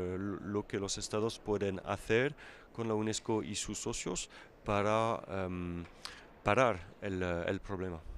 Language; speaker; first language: Spanish; non-native, fluent; French